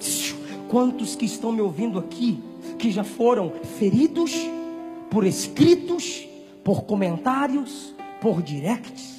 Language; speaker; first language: Portuguese; native; Portuguese